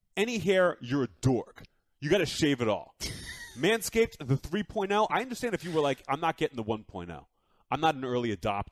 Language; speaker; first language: English; native; English